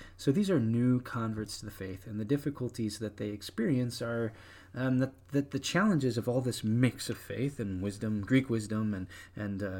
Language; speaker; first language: English; native; English